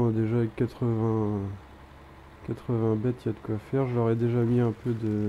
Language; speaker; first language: French; native; French